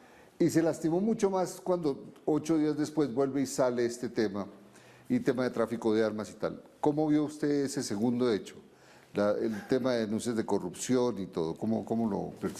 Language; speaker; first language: Spanish; native; Spanish